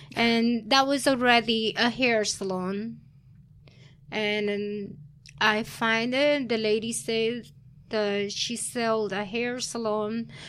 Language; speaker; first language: English; early bilingual, other home language; Spanish